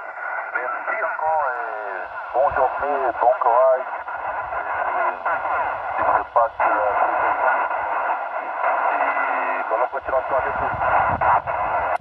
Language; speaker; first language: French; non-native, learner; Portuguese